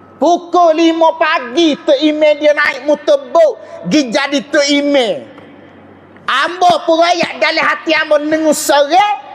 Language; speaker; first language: Malay; native; Malay